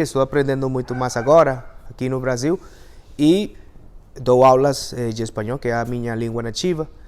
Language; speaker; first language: Portuguese; non-native, fluent; Spanish